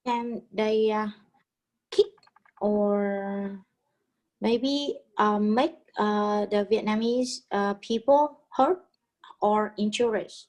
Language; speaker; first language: English; non-native, learner; Vietnamese